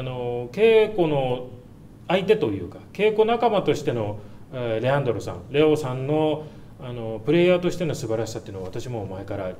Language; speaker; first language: Japanese; native; Japanese